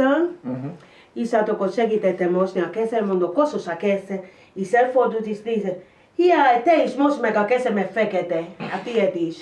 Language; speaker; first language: Hungarian; non-native, learner; Spanish